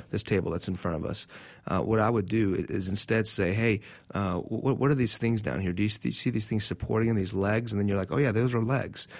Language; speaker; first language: English; non-native, fluent; Persian